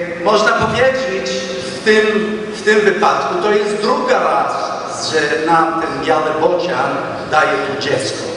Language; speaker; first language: Polish; early bilingual, heritage; Polish